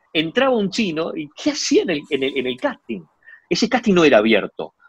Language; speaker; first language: Spanish; early bilingual, other home language; Chinese